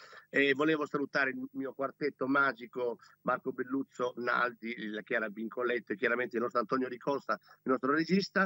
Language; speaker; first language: Italian; native; Italian